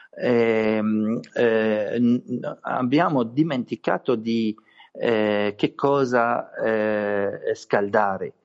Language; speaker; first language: Italian; non-native, fluent; Arabic